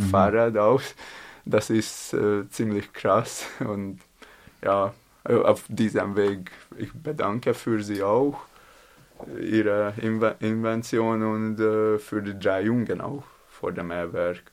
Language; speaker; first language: German; non-native, learner; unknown